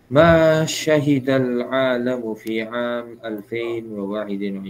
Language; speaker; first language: Arabic; non-native, fluent; Malay